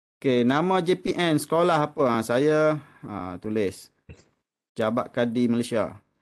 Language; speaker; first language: Malay; native; Malay